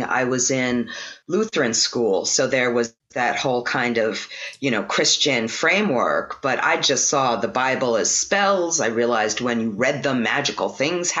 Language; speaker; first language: English; native; English